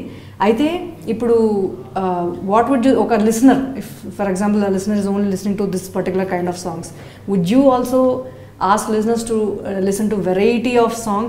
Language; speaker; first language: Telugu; native; Telugu